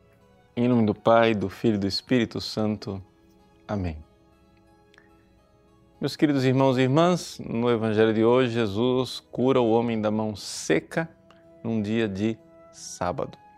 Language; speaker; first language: Portuguese; native; Portuguese